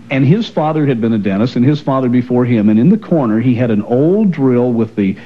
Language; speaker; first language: English; native; English